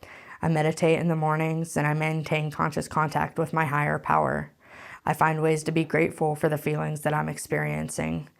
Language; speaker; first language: English; native; English